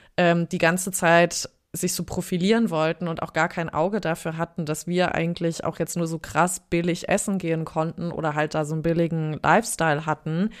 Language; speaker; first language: German; native; German